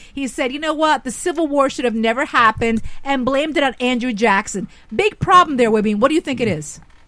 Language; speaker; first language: English; early bilingual, other home language; Spanish